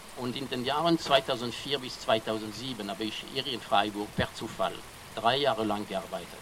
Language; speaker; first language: German; non-native, fluent; French